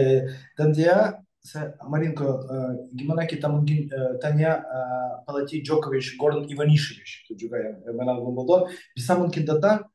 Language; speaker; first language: Indonesian; non-native, fluent; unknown